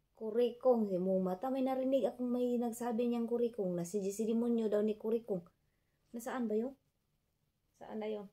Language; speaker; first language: Filipino; non-native, local second language; Cebuano